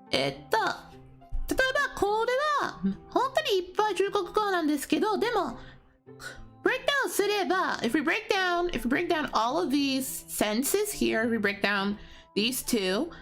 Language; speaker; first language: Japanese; non-native, learner; English